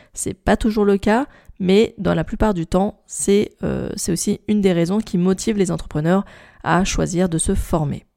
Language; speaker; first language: French; native; French